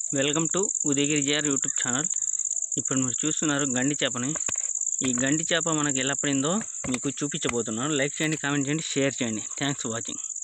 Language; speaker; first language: Telugu; non-native, local second language; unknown